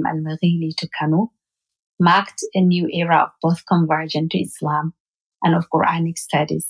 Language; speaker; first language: English; non-native, local second language; Hausa